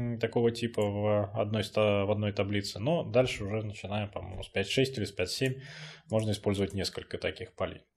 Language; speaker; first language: Russian; native; Russian